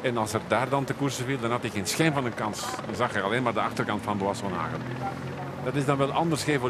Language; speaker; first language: Dutch; native; Dutch